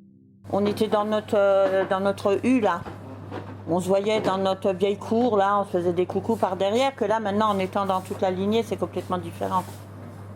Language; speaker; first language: French; native; French